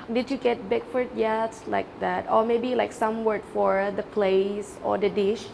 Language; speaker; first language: English; non-native, learner; Thai